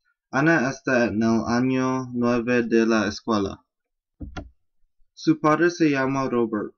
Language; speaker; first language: Spanish; non-native, learner; English